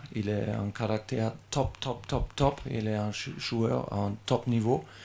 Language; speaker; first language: French; non-native, learner; German